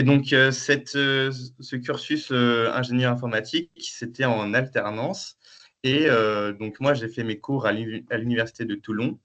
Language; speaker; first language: French; native; French